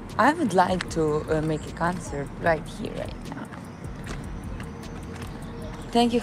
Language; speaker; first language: English; non-native, learner; Russian